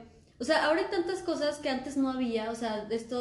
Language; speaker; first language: Spanish; native; Spanish